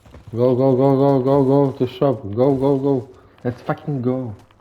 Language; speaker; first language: English; non-native, learner; Ukrainian